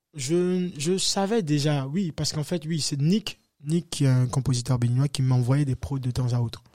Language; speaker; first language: French; native; French